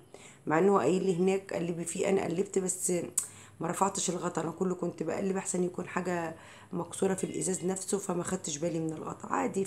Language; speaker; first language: Arabic; native; Arabic